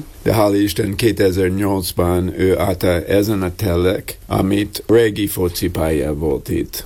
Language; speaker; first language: Hungarian; non-native, learner; English